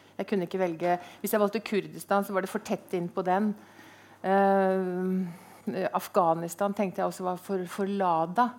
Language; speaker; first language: Norwegian; native; Norwegian